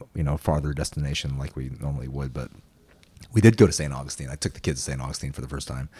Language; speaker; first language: English; early bilingual, other home language; Korean